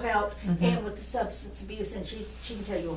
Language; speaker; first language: English; native; English